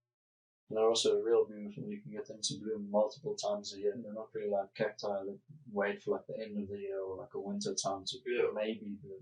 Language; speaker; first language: English; native; English